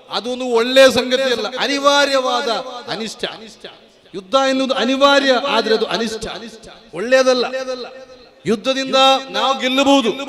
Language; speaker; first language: Kannada; non-native, local second language; Badaga